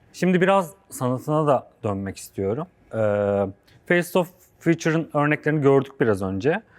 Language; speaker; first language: Turkish; native; Turkish